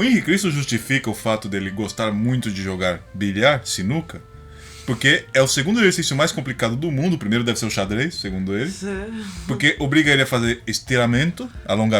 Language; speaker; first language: Portuguese; native; Portuguese